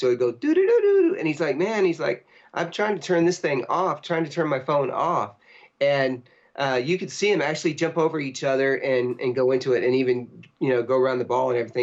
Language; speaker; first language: English; native; English